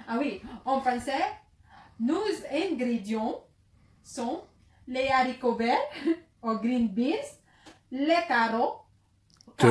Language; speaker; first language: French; non-native, learner; Filipino